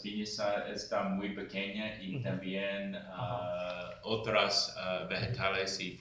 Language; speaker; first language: Spanish; non-native, learner; English